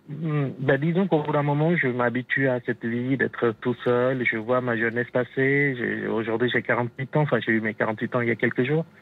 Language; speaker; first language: French; non-native, fluent; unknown